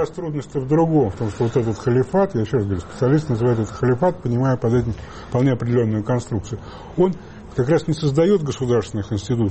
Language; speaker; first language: Russian; native; Russian